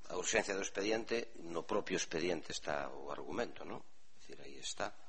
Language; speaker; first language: Spanish; non-native, local second language; Galician